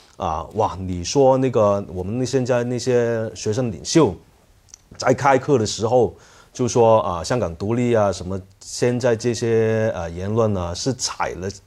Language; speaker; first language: Chinese; non-native, fluent; Cantonese